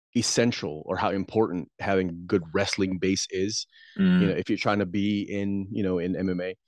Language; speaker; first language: English; non-native, local second language; Filipino